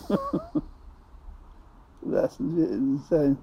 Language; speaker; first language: German; non-native, fluent; Polish